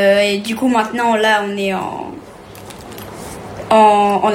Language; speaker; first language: French; early bilingual, heritage; French